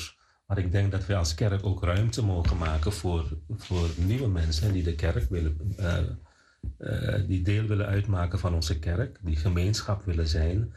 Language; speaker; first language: Dutch; non-native, fluent; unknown